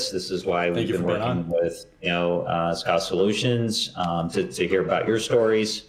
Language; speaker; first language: English; native; English